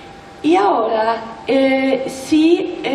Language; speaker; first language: Spanish; non-native, learner; German